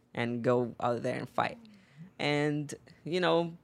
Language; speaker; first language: English; non-native, fluent; Portuguese